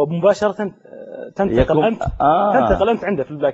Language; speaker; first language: Arabic; native; Arabic